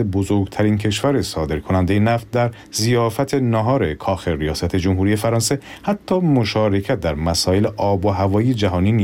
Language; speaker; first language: Persian; native; Persian